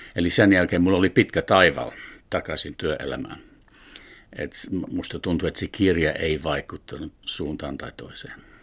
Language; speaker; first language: Finnish; non-native, fluent; English